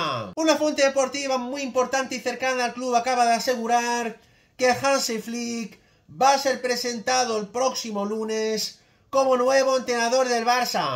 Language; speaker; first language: Spanish; native; Spanish